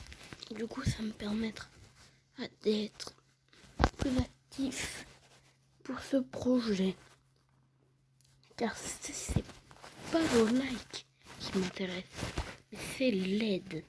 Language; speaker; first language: French; native; French